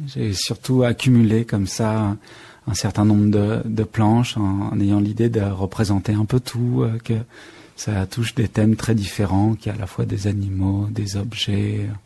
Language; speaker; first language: French; native; French